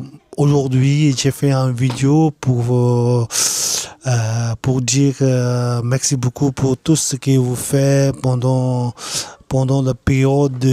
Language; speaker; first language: French; non-native, learner; Tibetan